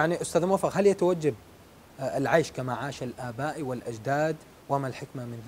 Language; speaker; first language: Arabic; native; Arabic